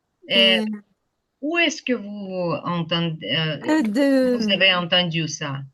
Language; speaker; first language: French; non-native, fluent; Ukrainian